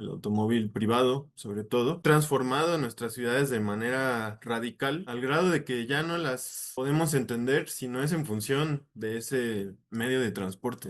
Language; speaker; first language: Spanish; native; Spanish